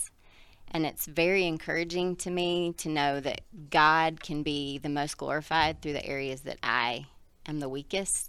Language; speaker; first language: English; native; English